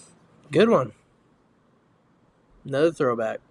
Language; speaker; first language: English; native; English